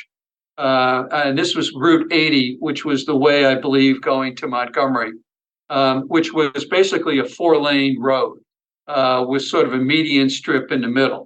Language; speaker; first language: English; native; English